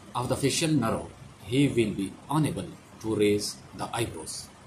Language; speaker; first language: English; non-native, local second language; Urdu